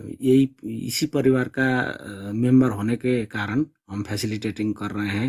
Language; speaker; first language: Hindi; non-native, learner; Nepali